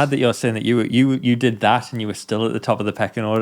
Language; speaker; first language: English; native; English